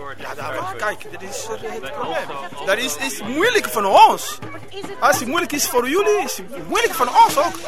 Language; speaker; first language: Dutch; non-native, learner; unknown